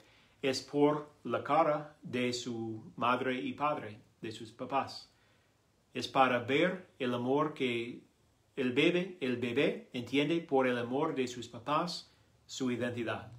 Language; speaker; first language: Spanish; non-native, learner; English